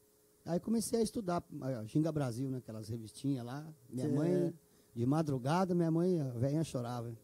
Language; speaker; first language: Portuguese; native; Portuguese